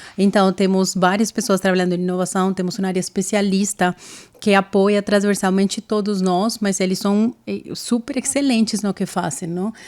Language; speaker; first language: Portuguese; non-native, fluent; Spanish